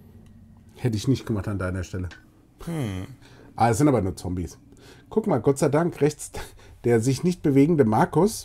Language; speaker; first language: German; native; German